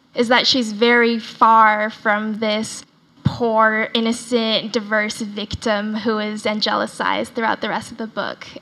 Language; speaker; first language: English; early bilingual, other home language; Chinese